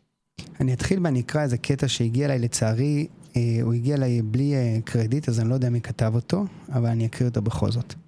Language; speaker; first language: Hebrew; native; Hebrew